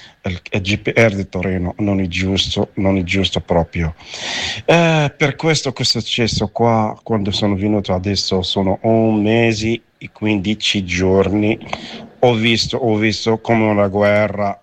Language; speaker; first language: Italian; non-native, learner; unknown